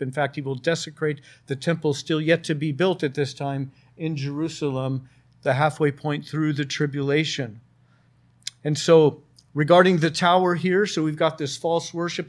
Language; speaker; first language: English; native; English